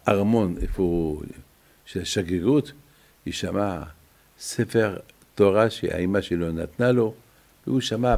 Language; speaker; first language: Hebrew; non-native, fluent; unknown